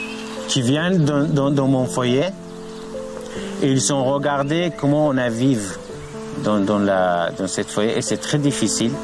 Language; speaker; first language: French; non-native, learner; Arabic